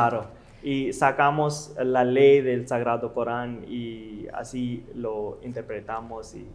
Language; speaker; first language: Spanish; non-native, learner; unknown